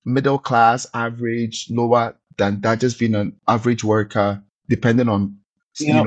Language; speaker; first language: English; non-native, local second language; Akan